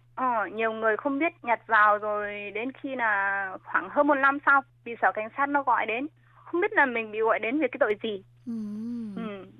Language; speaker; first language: Vietnamese; native; Vietnamese